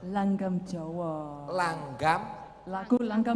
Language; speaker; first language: Indonesian; non-native, fluent; English